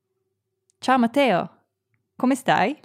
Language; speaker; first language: Italian; non-native, learner; English